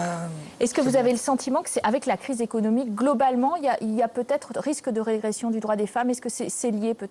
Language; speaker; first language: French; native; French